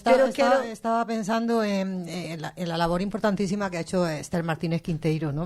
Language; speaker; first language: Spanish; native; Spanish